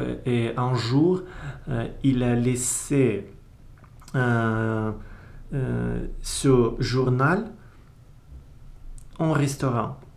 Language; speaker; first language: French; non-native, learner; Russian